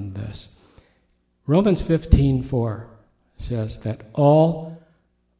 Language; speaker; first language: English; native; English